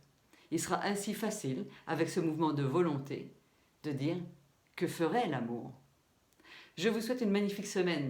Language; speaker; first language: French; native; French